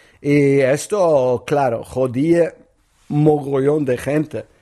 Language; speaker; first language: Spanish; non-native, learner; Polish